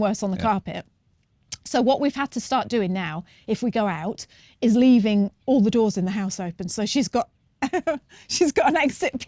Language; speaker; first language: English; native; English